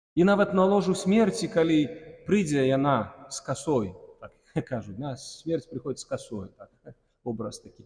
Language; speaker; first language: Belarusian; non-native, local second language; Russian